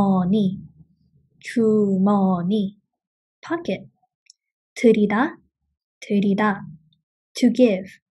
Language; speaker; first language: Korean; early bilingual, heritage; Korean